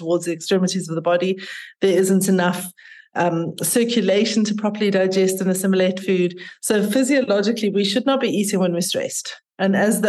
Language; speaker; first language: English; native; English